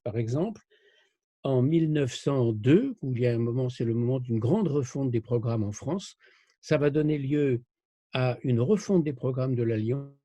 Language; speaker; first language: French; native; French